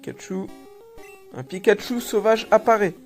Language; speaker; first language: French; native; French